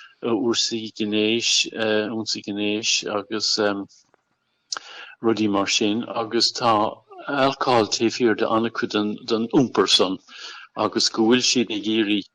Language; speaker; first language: Irish; non-native, local second language; English